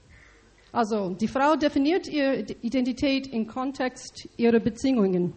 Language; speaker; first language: German; non-native, learner; English